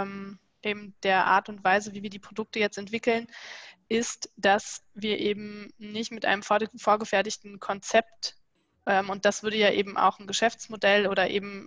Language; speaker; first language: German; native; German